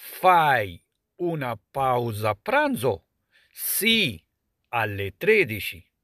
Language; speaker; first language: Italian; non-native, fluent; Arabic